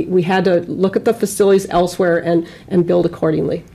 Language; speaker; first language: English; native; English